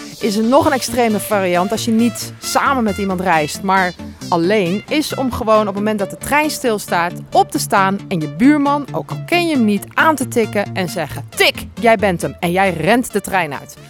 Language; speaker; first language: Dutch; native; Dutch